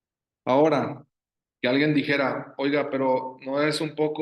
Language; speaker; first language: Spanish; native; Spanish